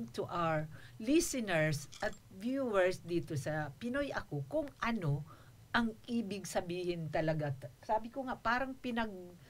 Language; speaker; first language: Filipino; non-native, local second language; Waray